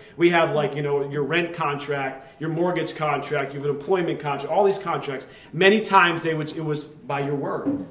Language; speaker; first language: English; native; English